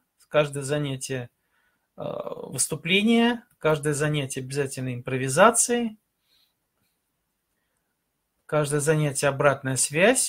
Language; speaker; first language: Russian; native; Russian